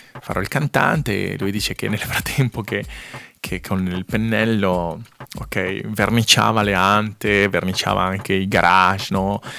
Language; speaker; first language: Italian; non-native, fluent; Spanish